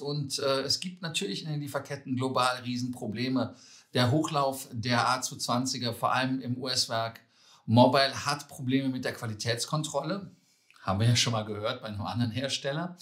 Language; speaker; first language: German; native; German